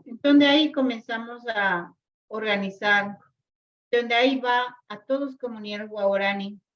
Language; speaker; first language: Spanish; non-native, local second language; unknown